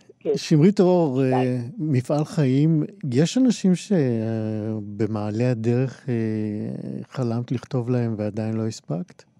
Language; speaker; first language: Hebrew; native; Hebrew